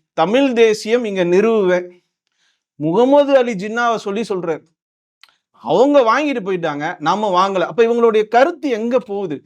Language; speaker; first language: Tamil; non-native, local second language; Telugu